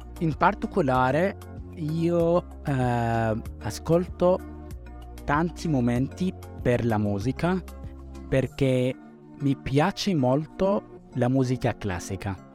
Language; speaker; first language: Italian; non-native, learner; Arabic